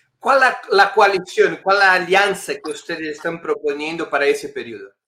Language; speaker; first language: Spanish; non-native, fluent; Portuguese